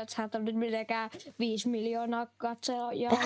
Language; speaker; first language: Finnish; native; Finnish